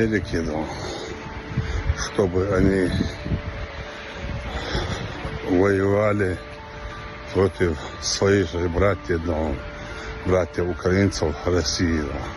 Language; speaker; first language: Russian; non-native, local second language; Chechen